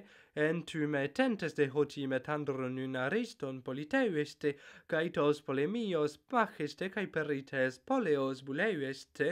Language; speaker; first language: Greek; non-native, fluent; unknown